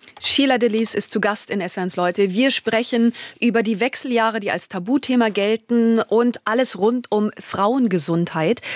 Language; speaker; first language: German; native; German